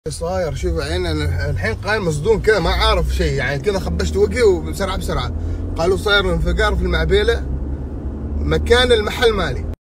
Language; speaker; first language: Arabic; native; Arabic